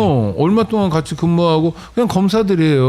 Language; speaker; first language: Korean; native; Korean